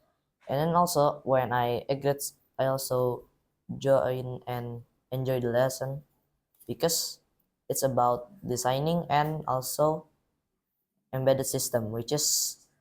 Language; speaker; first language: English; non-native, learner; Indonesian